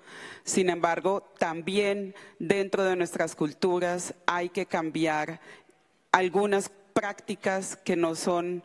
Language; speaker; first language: Spanish; non-native, local second language; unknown